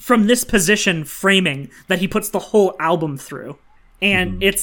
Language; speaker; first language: English; native; English